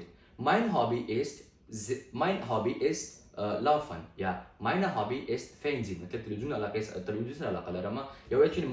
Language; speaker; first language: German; non-native, fluent; Pashto